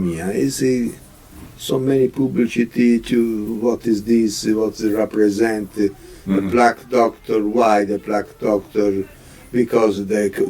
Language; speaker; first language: English; non-native, learner; Italian